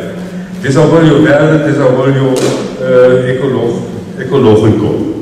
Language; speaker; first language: Portuguese; non-native, fluent; German